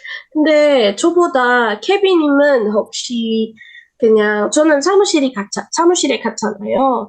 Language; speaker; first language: Korean; non-native, learner; Indonesian